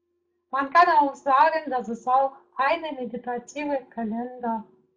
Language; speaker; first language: German; non-native, fluent; Russian